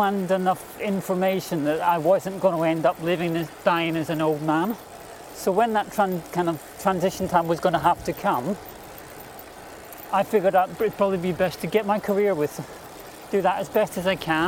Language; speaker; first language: English; native; English